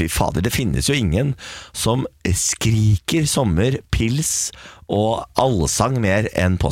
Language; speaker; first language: Norwegian; native; Norwegian